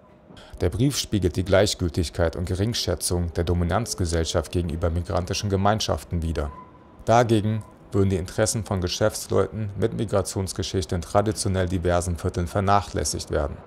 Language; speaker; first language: German; native; German